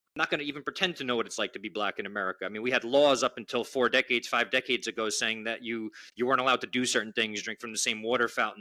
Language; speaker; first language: English; native; English